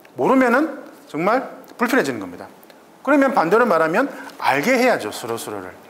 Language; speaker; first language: Korean; native; Korean